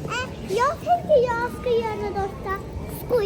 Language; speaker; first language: Swedish; early bilingual, other home language; Mongolian